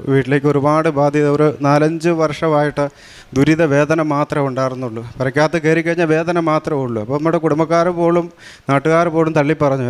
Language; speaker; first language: Malayalam; non-native, local second language; Tamil